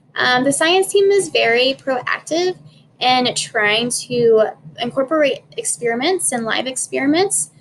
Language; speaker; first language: English; native; English